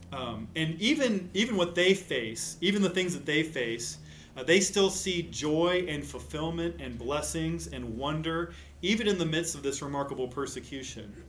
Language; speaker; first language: English; native; English